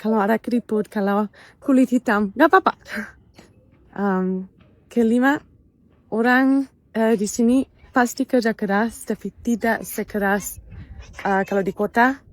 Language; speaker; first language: Indonesian; non-native, fluent; German